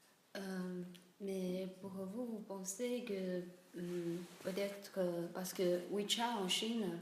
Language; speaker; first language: French; non-native, learner; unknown